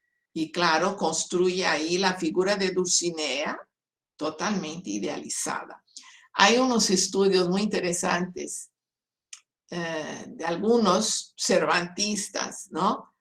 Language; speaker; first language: Spanish; non-native, fluent; Portuguese